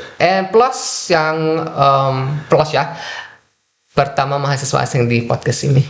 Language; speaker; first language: Indonesian; non-native, fluent; Dutch